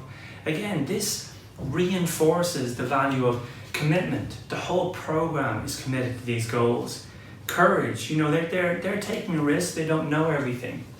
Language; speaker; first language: English; native; English